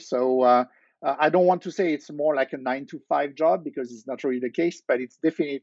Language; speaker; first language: English; non-native, fluent; French